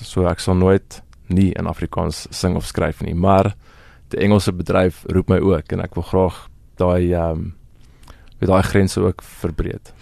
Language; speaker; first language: Afrikaans; native; Afrikaans